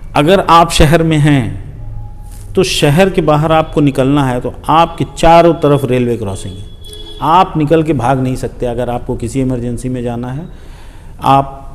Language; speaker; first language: Hindi; native; Hindi